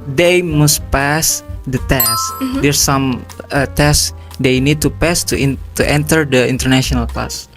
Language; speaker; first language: English; non-native, learner; Indonesian